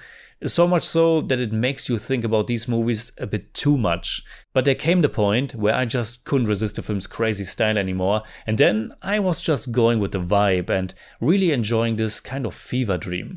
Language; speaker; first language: English; non-native, fluent; German